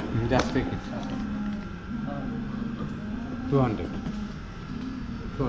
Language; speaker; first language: English; non-native, learner; Bangla